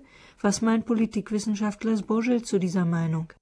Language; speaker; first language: German; native; German